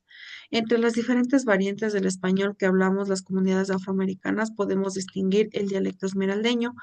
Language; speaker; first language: Spanish; native; Spanish